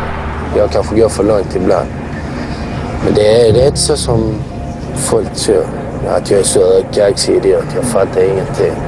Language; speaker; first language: Swedish; early bilingual, other home language; Bosnian